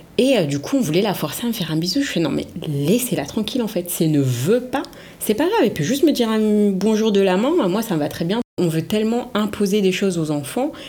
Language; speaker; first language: French; early bilingual, other home language; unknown